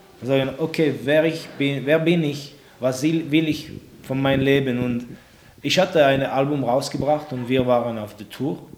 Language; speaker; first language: German; non-native, local second language; French